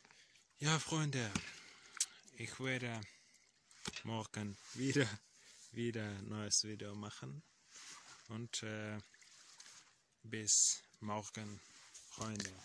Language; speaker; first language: German; non-native, learner; Russian